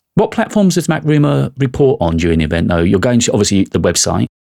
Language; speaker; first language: English; native; English